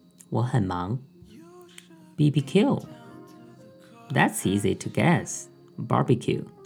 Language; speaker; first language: English; non-native, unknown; Chinese